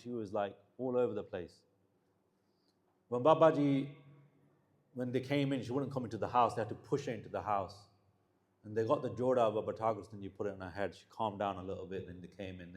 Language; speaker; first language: English; early bilingual, heritage; Punjabi